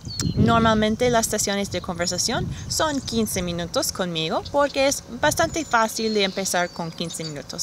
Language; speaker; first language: Spanish; non-native, fluent; English